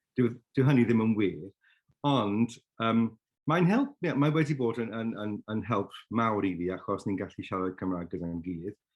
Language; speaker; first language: Welsh; non-native, local second language; English